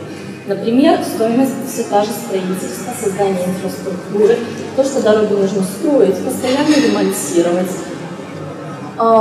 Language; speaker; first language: Russian; native; Russian